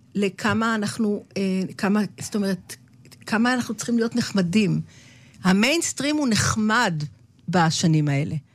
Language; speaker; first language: Hebrew; native; Hebrew